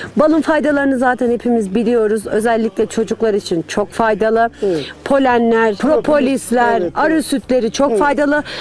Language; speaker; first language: Turkish; native; Turkish